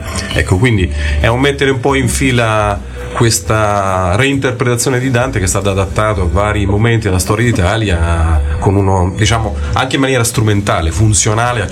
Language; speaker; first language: Italian; native; Italian